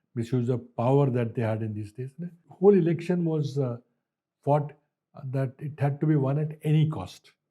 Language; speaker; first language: English; non-native, local second language; Hindi